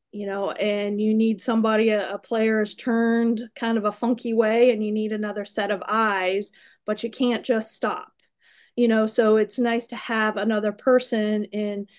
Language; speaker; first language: English; native; English